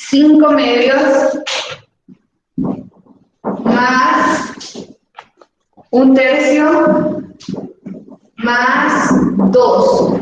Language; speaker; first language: Spanish; native; Spanish